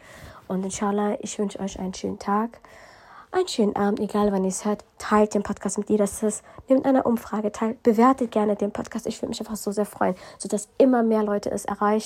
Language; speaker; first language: German; early bilingual, other home language; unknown